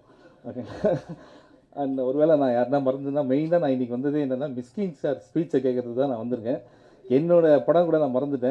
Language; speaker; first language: Tamil; native; Tamil